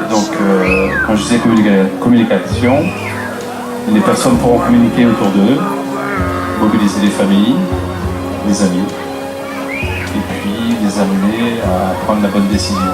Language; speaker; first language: French; native; French